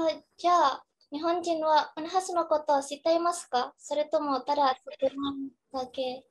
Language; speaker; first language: Japanese; non-native, learner; Indonesian